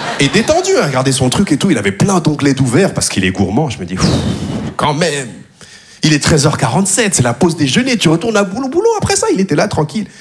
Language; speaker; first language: French; native; French